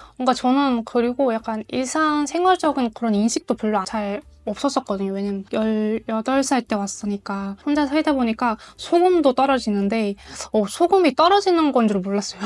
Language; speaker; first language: Korean; non-native, fluent; Mongolian